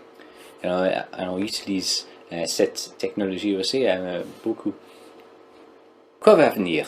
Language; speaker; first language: French; non-native, learner; English